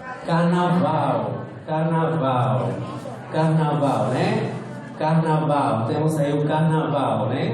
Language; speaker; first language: Portuguese; non-native, fluent; Spanish